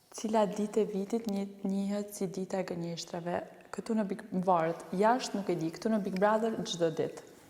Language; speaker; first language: Albanian; early bilingual, heritage; Albanian